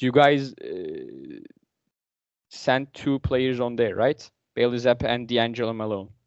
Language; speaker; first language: English; non-native, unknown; Turkish